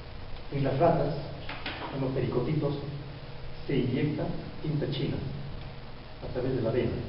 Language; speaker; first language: Spanish; native; Spanish